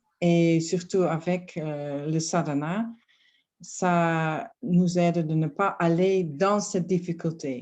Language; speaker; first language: French; non-native, fluent; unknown